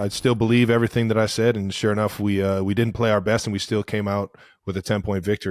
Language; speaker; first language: English; native; English